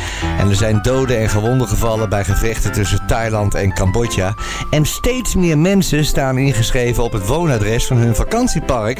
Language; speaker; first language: Dutch; native; Dutch